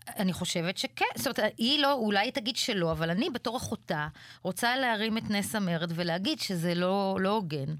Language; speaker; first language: Hebrew; native; Hebrew